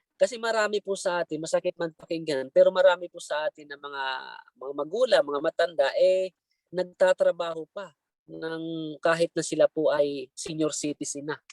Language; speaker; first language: Filipino; non-native, local second language; Bikol